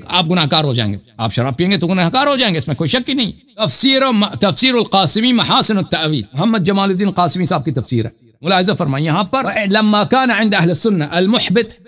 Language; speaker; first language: Urdu; non-native, fluent; Persian